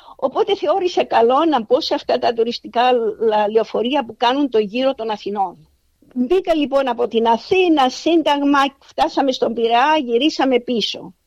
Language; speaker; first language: Greek; native; Greek